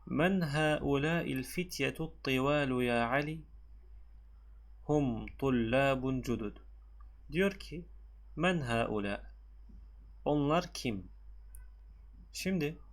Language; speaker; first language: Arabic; non-native, fluent; Turkish